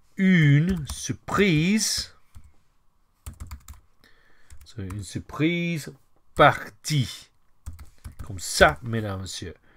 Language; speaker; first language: French; non-native, fluent; English